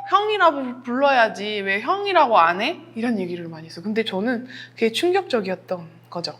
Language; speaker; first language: Korean; non-native, fluent; French